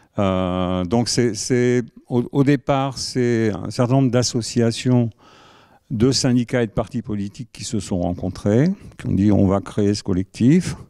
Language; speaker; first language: French; native; French